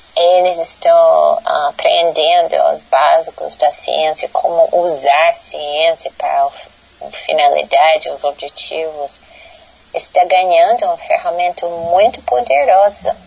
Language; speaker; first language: Portuguese; non-native, fluent; English